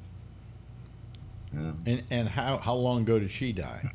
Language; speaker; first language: English; native; English